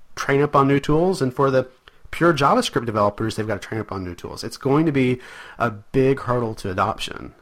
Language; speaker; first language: English; native; English